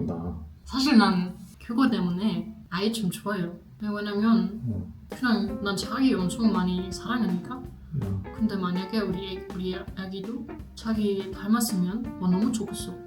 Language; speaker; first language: Korean; non-native, fluent; German